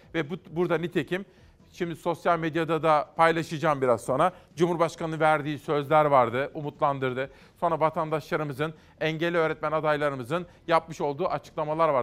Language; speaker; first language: Turkish; native; Turkish